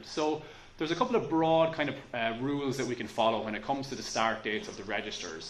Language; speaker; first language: English; native; English